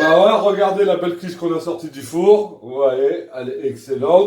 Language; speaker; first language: French; native; French